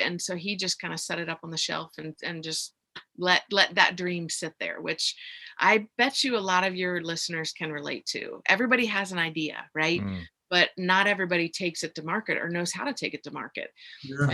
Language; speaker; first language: English; native; English